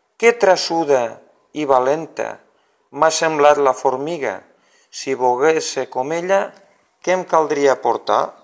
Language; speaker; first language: Catalan; native; Catalan